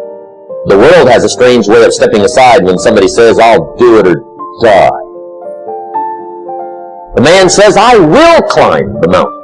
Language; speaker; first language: English; native; English